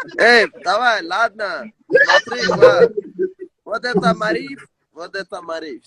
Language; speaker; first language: Russian; non-native, learner; Persian